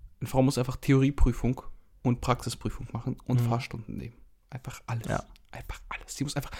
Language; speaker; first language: German; early bilingual, other home language; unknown